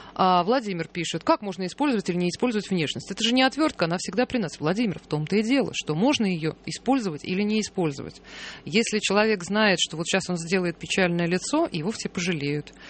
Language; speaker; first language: Russian; native; Russian